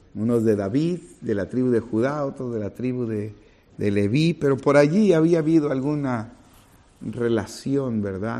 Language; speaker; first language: Spanish; native; Spanish